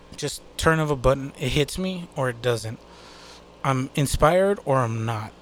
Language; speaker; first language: English; native; English